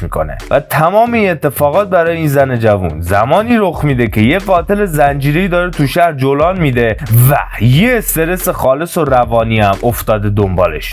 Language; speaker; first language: Persian; native; Persian